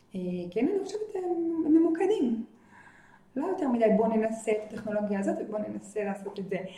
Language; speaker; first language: Hebrew; native; Hebrew